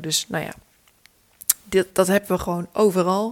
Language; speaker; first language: Dutch; native; Dutch